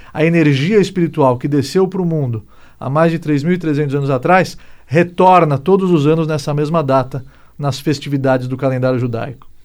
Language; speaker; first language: Portuguese; native; Portuguese